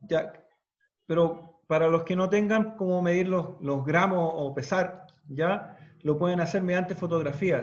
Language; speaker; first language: Spanish; native; Spanish